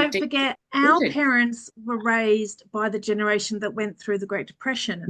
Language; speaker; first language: English; early bilingual, other home language; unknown